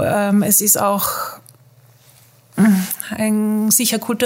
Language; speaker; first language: German; early bilingual, heritage; German